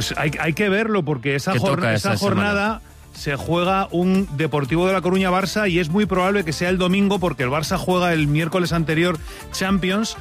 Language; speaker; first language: Spanish; native; Spanish